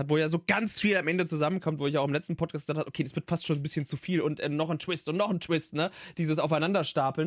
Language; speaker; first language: German; native; German